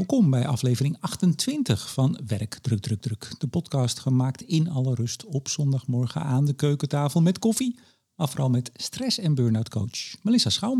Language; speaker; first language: Dutch; native; Dutch